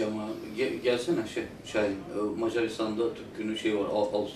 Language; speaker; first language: Turkish; native; Turkish